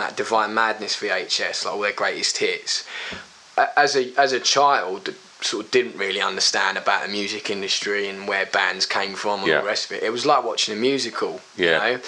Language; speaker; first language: English; native; English